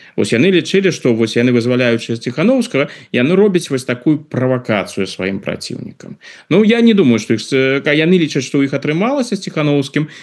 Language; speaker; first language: Belarusian; non-native, local second language; Russian